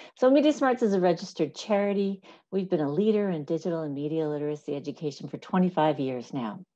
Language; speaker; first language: English; native; English